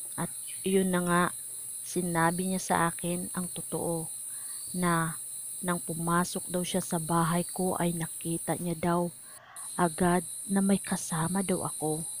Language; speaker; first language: Filipino; native; Filipino